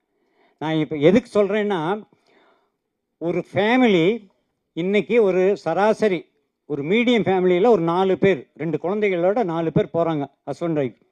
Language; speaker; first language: Tamil; native; Tamil